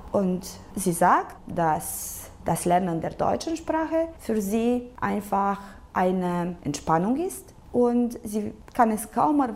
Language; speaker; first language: German; non-native, local second language; Romanian